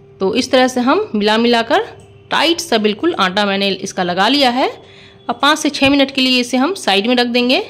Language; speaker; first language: Hindi; native; Hindi